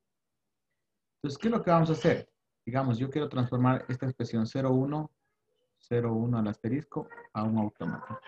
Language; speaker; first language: Spanish; native; Spanish